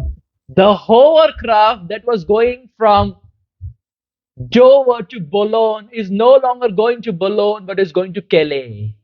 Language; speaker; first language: English; non-native, local second language; Hindi